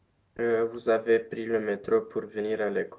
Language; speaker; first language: French; non-native, learner; Romanian